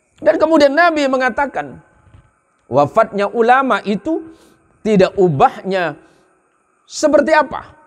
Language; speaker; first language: Indonesian; native; Indonesian